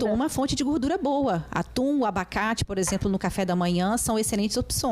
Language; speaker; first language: Portuguese; native; Portuguese